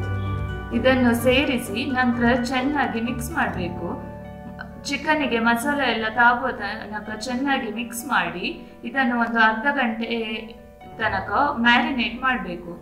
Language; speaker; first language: Kannada; native; Kannada